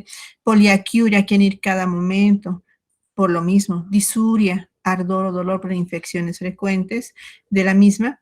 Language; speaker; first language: Spanish; native; Spanish